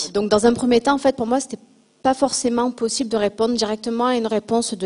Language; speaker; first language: French; native; French